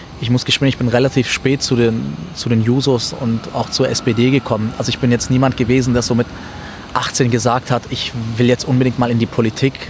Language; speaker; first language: German; early bilingual, other home language; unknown